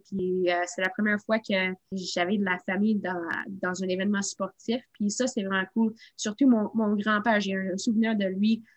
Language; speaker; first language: French; non-native, local second language; English